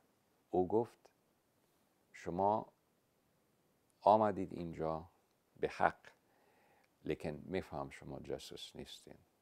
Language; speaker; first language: Persian; non-native, fluent; English